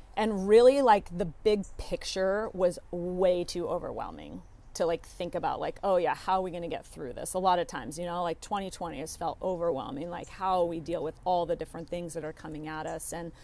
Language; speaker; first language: English; native; English